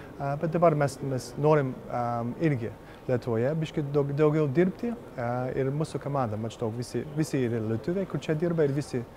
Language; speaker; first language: Lithuanian; early bilingual, heritage; Lithuanian